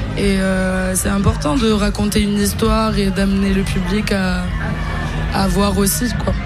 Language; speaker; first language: French; native; French